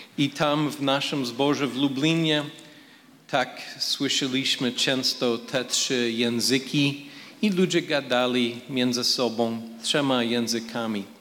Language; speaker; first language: Polish; non-native, fluent; English